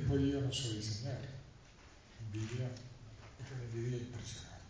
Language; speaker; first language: Italian; non-native, fluent; Spanish